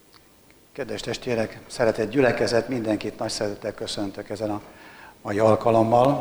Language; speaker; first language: Hungarian; native; Hungarian